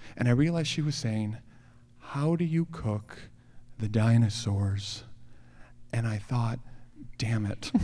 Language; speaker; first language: English; native; English